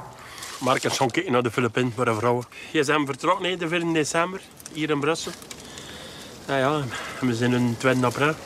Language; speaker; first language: Dutch; native; Dutch